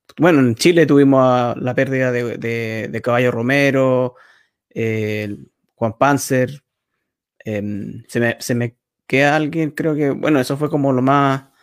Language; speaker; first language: Spanish; native; Spanish